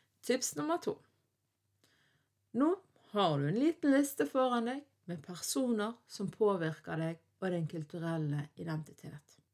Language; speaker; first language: Norwegian; early bilingual, other home language; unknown